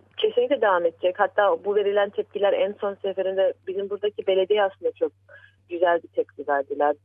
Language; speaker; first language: Turkish; early bilingual, heritage; Turkish